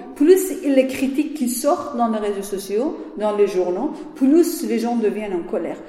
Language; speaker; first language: French; non-native, learner; Persian